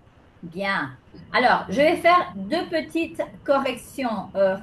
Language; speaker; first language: French; non-native, fluent; Spanish